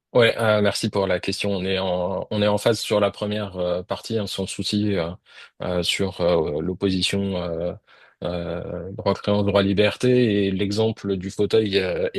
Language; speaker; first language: French; native; French